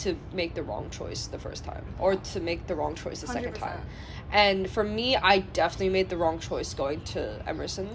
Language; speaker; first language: English; non-native, local second language; Cantonese